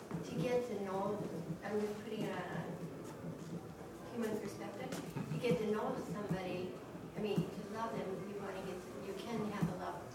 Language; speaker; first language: English; native; English